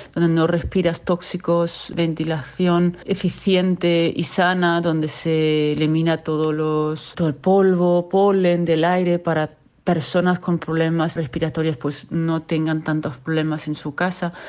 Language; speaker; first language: Spanish; non-native, fluent; Danish